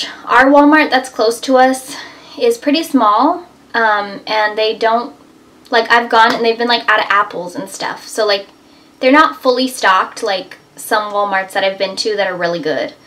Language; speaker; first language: English; native; English